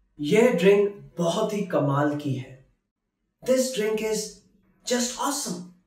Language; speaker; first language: Hindi; native; Hindi